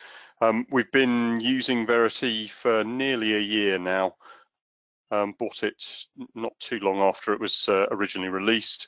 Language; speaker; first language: English; native; English